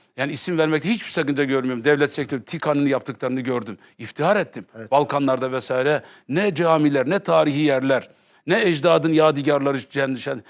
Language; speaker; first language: Turkish; native; Turkish